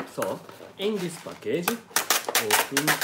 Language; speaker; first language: English; non-native, learner; Japanese